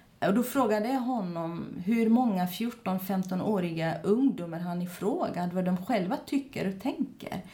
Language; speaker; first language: Swedish; non-native, fluent; Kurdish